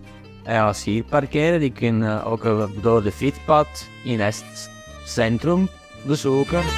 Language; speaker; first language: Dutch; non-native, fluent; Italian